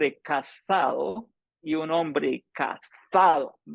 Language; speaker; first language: Spanish; non-native, fluent; English